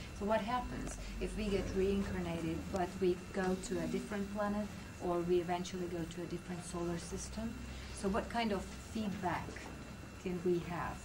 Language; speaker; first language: English; non-native, fluent; Hungarian